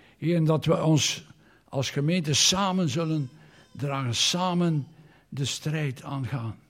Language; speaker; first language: Dutch; native; Dutch